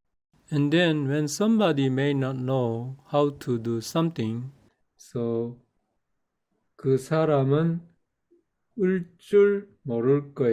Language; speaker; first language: English; non-native, fluent; Korean